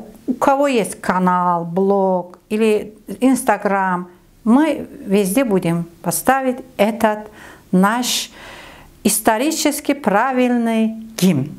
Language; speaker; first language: Russian; non-native, learner; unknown